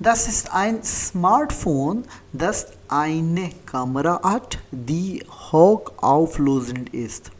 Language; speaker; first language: German; non-native, fluent; Hindi